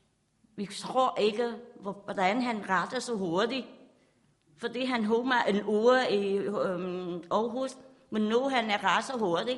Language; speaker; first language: Danish; non-native, learner; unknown